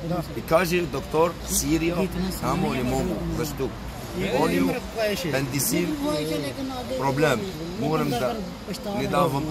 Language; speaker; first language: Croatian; non-native, learner; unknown